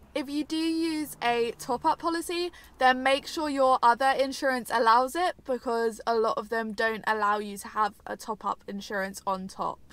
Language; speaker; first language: English; native; English